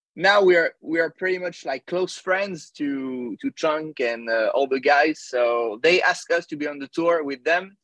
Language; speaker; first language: English; non-native, fluent; French